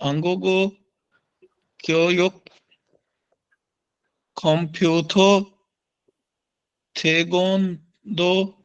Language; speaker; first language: Korean; non-native, learner; Urdu